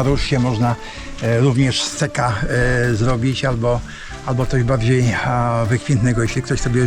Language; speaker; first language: Polish; native; Polish